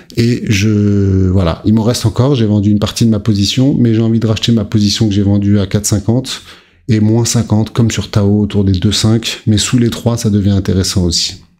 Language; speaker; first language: French; native; French